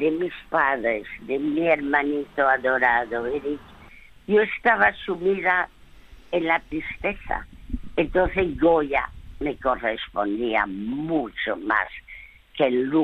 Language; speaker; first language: Spanish; early bilingual, other home language; French